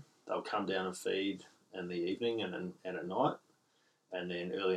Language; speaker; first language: English; native; English